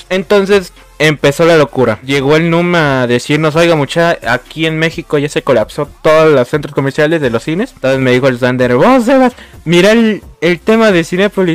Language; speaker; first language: Spanish; native; Spanish